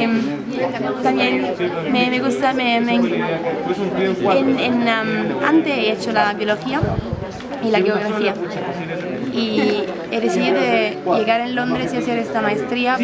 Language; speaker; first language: Spanish; non-native, fluent; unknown